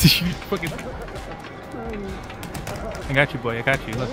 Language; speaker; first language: English; native; English